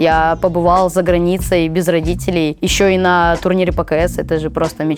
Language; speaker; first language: Russian; native; Russian